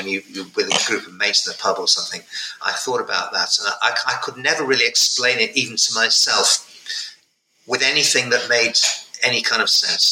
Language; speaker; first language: English; native; English